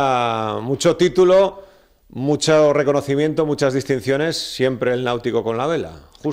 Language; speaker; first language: Spanish; native; Spanish